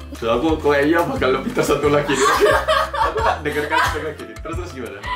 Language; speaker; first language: Indonesian; native; Indonesian